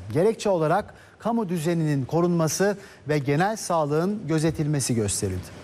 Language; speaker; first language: Turkish; native; Turkish